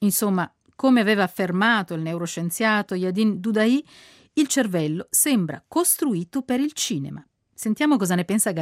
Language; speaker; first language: Italian; native; Italian